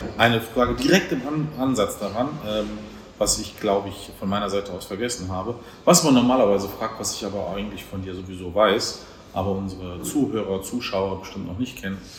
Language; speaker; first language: German; early bilingual, other home language; Turkish